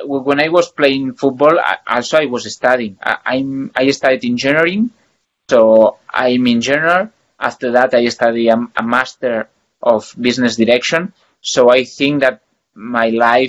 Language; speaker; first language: English; non-native, fluent; Spanish